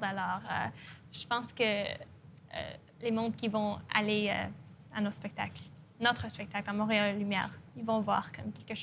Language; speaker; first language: French; non-native, local second language; English